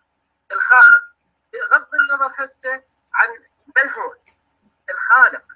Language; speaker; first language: Arabic; native; Arabic